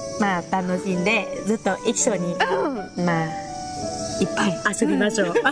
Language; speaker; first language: Japanese; non-native, learner; Vietnamese